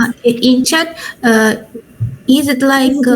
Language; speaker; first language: English; non-native, learner; Ukrainian